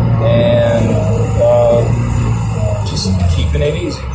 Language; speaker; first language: English; native; English